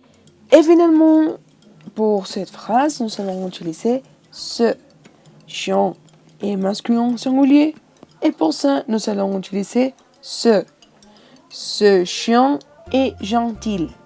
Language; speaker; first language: French; non-native, fluent; Spanish